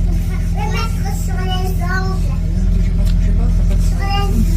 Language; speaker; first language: French; early bilingual, other home language; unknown